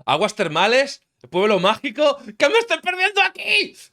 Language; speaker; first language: Spanish; native; Spanish